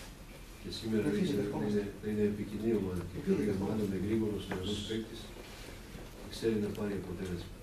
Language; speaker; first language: Greek; non-native, fluent; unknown